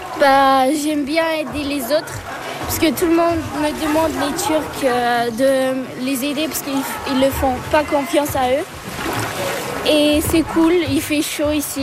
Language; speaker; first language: French; early bilingual, other home language; Turkish